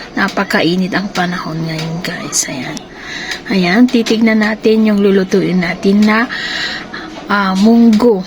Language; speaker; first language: Filipino; non-native, local second language; Iloko